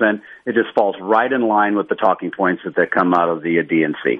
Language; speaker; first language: English; native; English